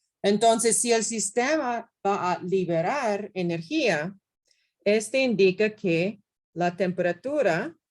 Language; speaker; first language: Spanish; non-native, fluent; English